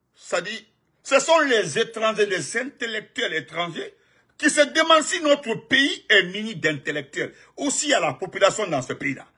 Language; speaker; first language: French; non-native, local second language; Fula